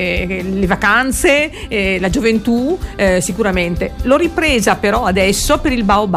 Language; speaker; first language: Italian; native; Italian